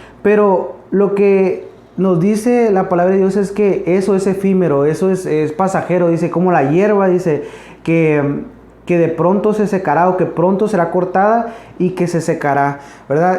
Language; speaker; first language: Spanish; native; Spanish